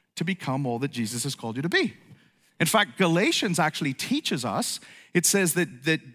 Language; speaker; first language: English; native; English